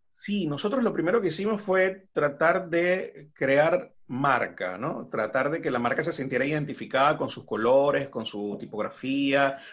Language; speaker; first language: Spanish; native; Spanish